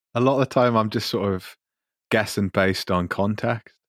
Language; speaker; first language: English; native; English